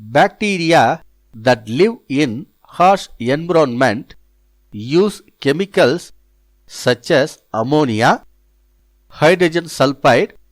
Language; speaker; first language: English; non-native, local second language; Tamil